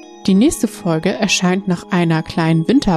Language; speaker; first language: German; native; German